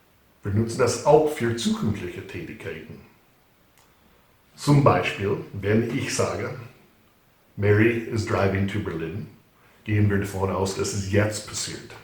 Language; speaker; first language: German; non-native, fluent; English